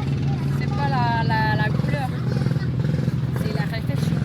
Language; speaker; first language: French; non-native, fluent; Thai